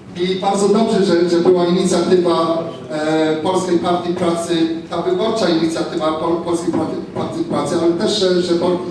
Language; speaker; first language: Polish; non-native, fluent; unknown